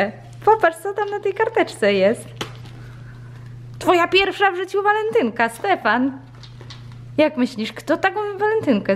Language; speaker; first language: Polish; native; Polish